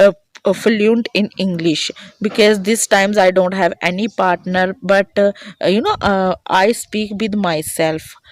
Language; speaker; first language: English; non-native, learner; Hindi